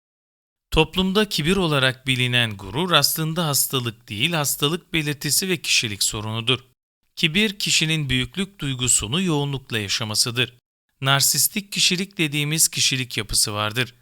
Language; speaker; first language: Turkish; native; Turkish